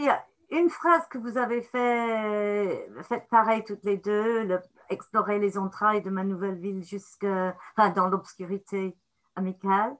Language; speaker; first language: French; non-native, fluent; English